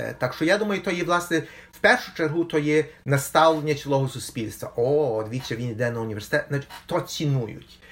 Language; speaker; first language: Ukrainian; early bilingual, heritage; Ukrainian